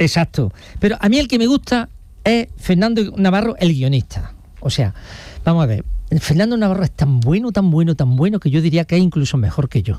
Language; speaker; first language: Spanish; native; Spanish